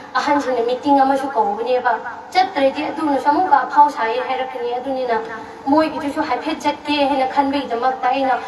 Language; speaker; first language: Manipuri; non-native, local second language; Tangkhul Naga (India)